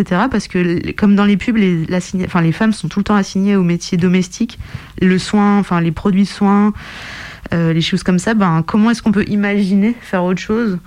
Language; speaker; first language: French; native; French